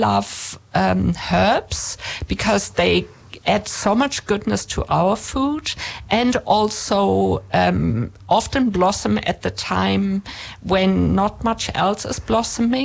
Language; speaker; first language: English; non-native, fluent; German